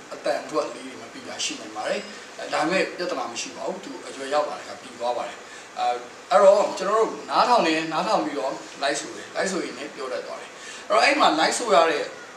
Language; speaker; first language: Burmese; native; Burmese